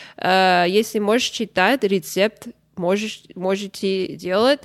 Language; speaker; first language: Russian; non-native, learner; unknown